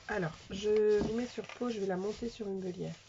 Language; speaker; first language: French; native; French